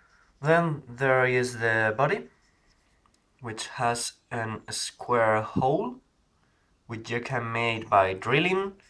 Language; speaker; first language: English; non-native, learner; Spanish